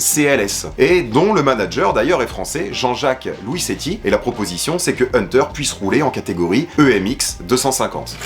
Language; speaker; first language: French; native; French